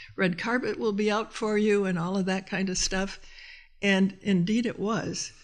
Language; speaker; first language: English; native; English